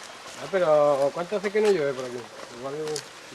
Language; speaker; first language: Spanish; native; Spanish